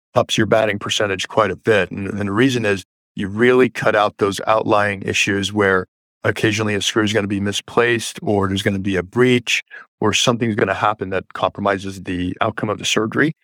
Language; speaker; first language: English; early bilingual, other home language; Persian